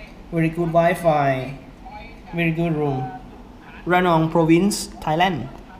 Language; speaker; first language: English; non-native, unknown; Thai